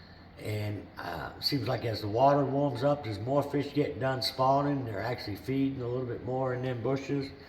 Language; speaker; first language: English; native; English